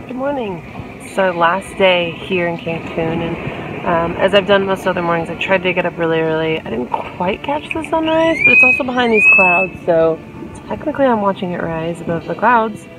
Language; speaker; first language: English; native; English